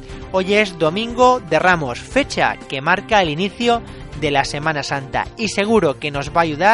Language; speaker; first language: Spanish; native; Spanish